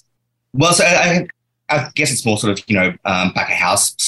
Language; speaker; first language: English; native; English